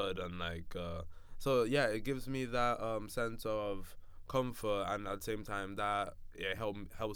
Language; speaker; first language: English; non-native, local second language; Yoruba